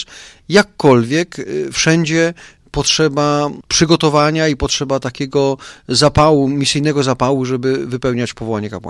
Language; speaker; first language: Polish; native; Polish